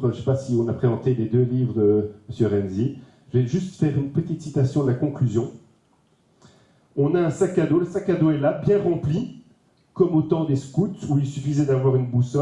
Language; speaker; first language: French; native; French